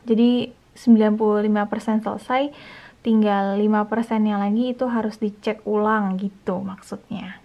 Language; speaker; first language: Indonesian; native; Indonesian